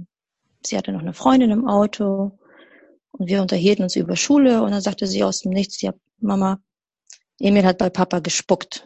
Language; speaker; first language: German; native; German